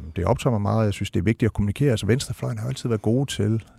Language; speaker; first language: Danish; native; Danish